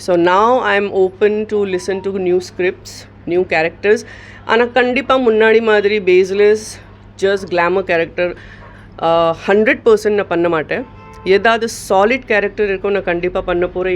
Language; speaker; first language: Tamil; non-native, fluent; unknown